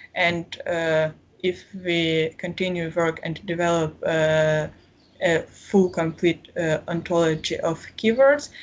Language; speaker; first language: English; non-native, fluent; Ukrainian